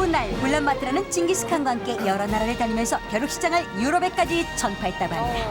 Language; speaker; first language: Korean; native; Korean